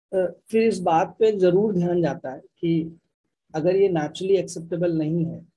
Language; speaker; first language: Hindi; native; Hindi